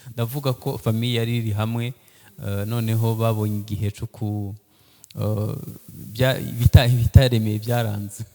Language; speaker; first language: Kinyarwanda; early bilingual, heritage; Kinyarwanda